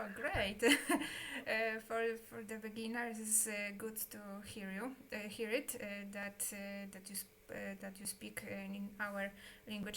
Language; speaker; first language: English; non-native, learner; Polish